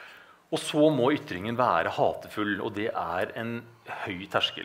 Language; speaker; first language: Norwegian; native; Norwegian